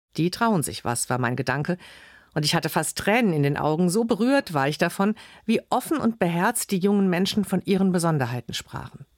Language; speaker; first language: German; native; German